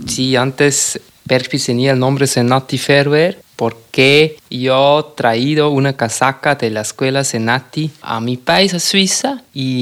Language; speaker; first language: Spanish; non-native, fluent; German